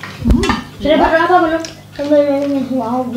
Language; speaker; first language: Indonesian; early bilingual, heritage; Spanish